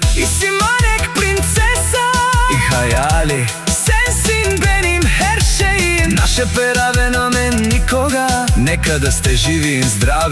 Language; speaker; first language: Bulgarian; non-native, local second language; Romany